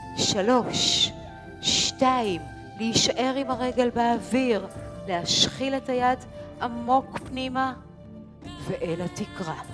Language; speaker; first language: Hebrew; native; Hebrew